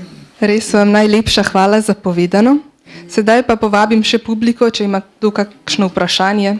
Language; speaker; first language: Slovenian; native; Slovenian